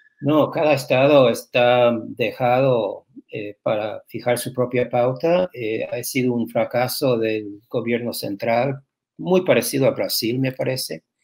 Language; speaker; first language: Spanish; non-native, fluent; English